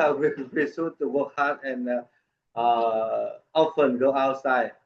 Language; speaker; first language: English; non-native, learner; Vietnamese